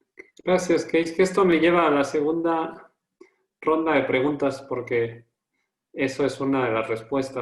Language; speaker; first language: Spanish; native; Spanish